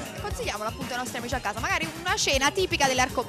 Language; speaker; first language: Italian; native; Italian